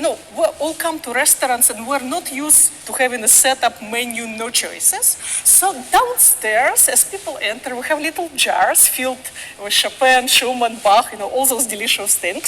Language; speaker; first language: English; non-native, fluent; Russian